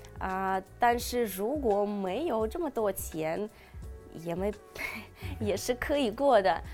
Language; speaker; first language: Chinese; non-native, fluent; Russian